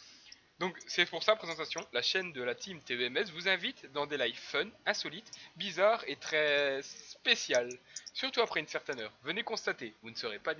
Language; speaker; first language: French; native; French